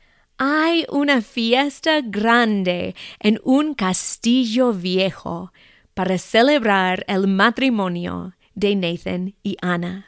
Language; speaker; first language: Spanish; non-native, fluent; English